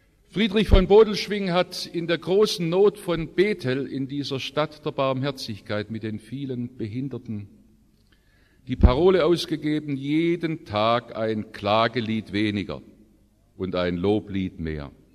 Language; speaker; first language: German; native; German